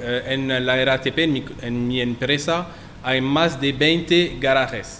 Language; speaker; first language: Spanish; non-native, learner; French